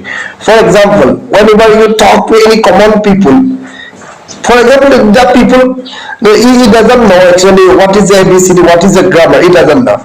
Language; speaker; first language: English; non-native, learner; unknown